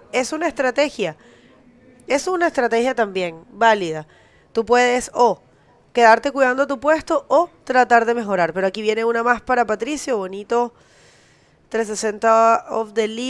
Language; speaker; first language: Spanish; native; Spanish